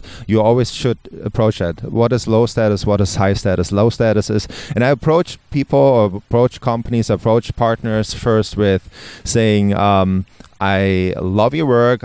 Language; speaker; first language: English; non-native, fluent; German